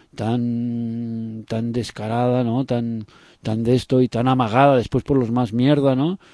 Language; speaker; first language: Spanish; non-native, local second language; Catalan